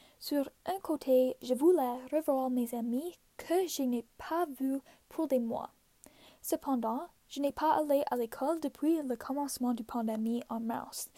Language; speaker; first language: French; non-native, local second language; English